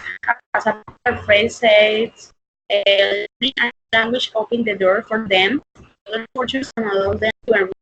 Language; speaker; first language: English; non-native, learner; Spanish